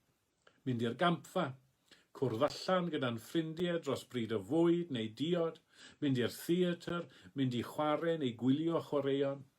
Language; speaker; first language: Welsh; native; Welsh